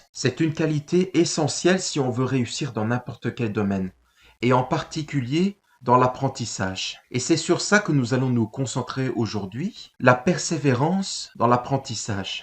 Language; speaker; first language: French; native; French